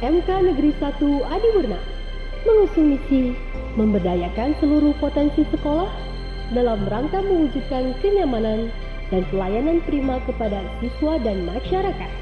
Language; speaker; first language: Indonesian; native; Indonesian